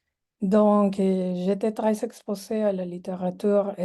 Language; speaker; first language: French; non-native, fluent; Spanish